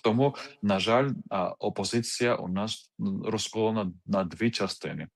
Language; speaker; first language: Ukrainian; non-native, fluent; Georgian